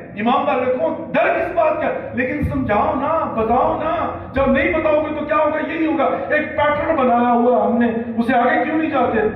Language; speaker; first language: Urdu; non-native, local second language; Pashto